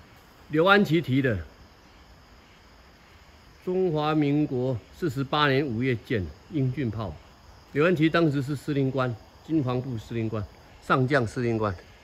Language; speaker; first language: Chinese; native; Chinese